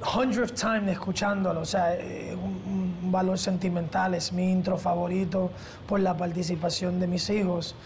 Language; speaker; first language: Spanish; early bilingual, heritage; Spanish